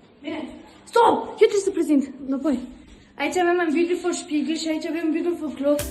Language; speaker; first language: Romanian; early bilingual, heritage; Romanian